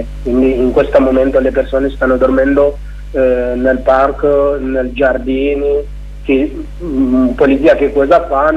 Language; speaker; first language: Italian; non-native, learner; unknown